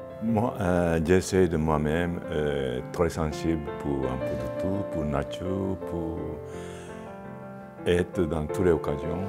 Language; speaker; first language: French; non-native, fluent; Japanese